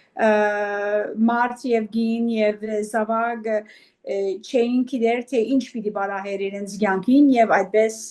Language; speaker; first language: Armenian; early bilingual, heritage; Armenian